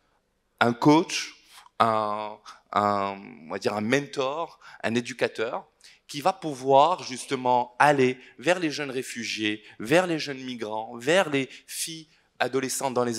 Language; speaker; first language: French; non-native, local second language; Arabic